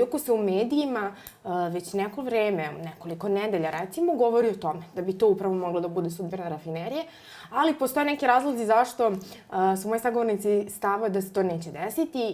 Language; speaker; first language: Serbian; native; Serbian